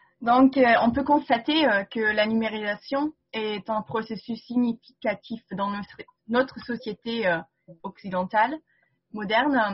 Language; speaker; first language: French; non-native, fluent; German